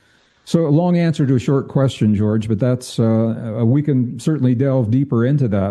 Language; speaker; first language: English; native; English